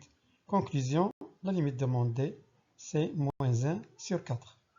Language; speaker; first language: French; non-native, local second language; Arabic